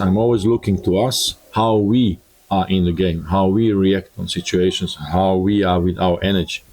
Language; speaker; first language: English; non-native, learner; Croatian